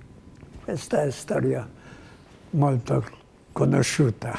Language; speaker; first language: Italian; non-native, fluent; Polish